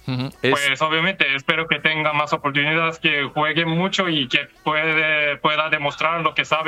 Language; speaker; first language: Spanish; non-native, fluent; Korean